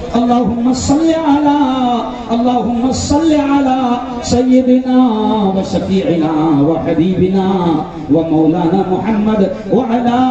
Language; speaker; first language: Urdu; native; Urdu